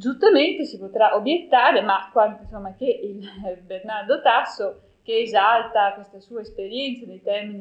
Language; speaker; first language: Italian; native; Italian